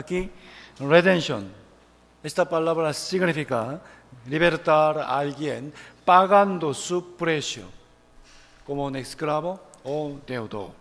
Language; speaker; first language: Spanish; non-native, fluent; Korean